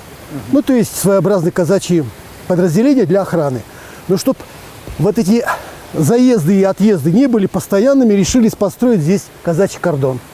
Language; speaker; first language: Russian; native; Russian